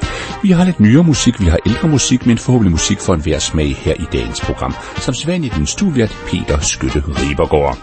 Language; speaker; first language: Danish; native; Danish